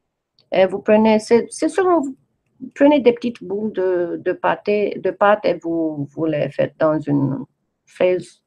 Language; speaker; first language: French; non-native, fluent; English